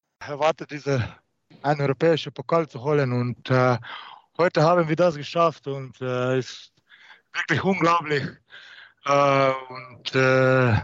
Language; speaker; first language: German; non-native, learner; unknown